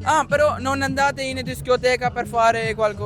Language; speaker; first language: Italian; non-native, learner; Urdu